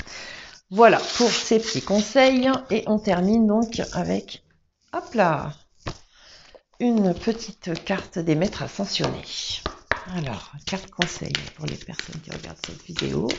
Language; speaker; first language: French; native; French